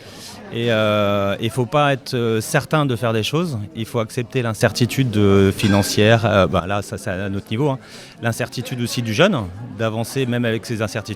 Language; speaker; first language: French; native; French